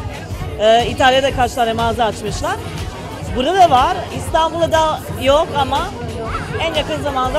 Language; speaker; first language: Turkish; non-native, fluent; Serbian